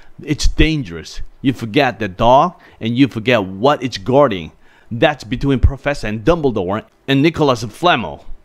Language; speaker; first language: English; non-native, fluent; Korean